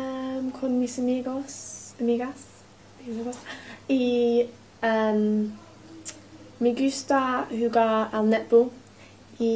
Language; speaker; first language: Spanish; non-native, learner; English